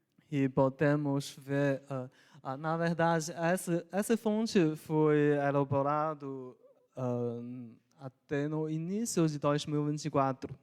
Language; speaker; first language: Portuguese; non-native, local second language; Chinese